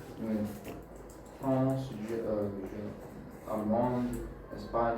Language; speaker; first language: French; non-native, learner; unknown